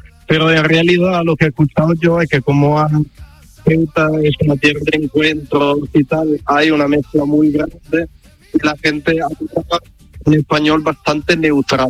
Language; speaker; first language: Spanish; non-native, fluent; Italian